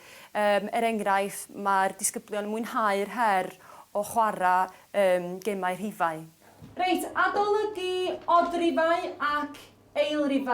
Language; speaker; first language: Welsh; native; Welsh